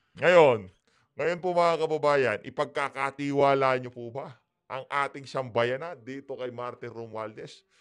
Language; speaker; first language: Filipino; native; Filipino